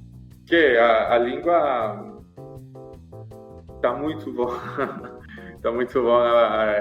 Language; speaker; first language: Portuguese; non-native, learner; Spanish